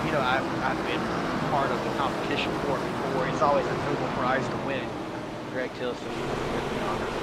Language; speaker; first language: English; native; English